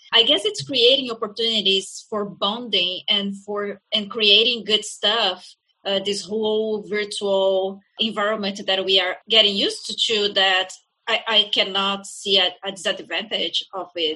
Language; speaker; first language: English; non-native, fluent; Portuguese